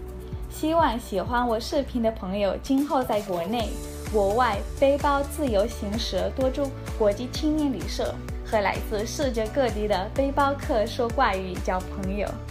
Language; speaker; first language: Chinese; non-native, fluent; Spanish